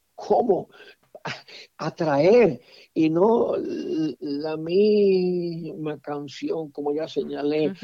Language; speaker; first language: Spanish; native; Spanish